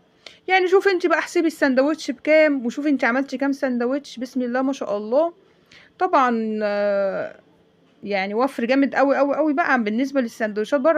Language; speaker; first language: Arabic; native; Arabic